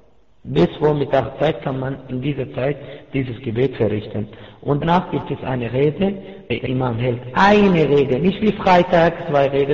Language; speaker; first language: German; non-native, fluent; Arabic